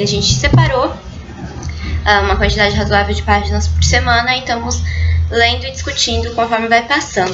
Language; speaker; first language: Portuguese; native; Portuguese